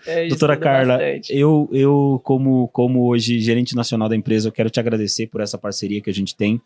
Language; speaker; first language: Portuguese; native; Portuguese